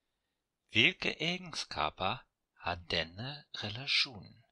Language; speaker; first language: Norwegian; non-native, fluent; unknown